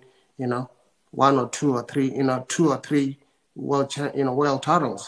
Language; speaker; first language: English; non-native, local second language; Venda